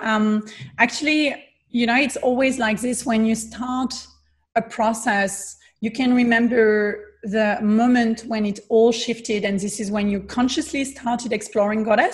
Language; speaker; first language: English; non-native, fluent; French